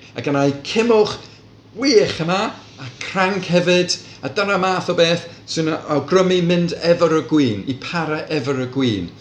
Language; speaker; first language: Welsh; non-native, local second language; English